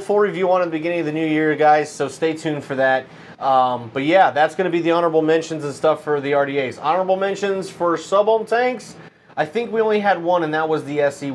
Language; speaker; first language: English; native; English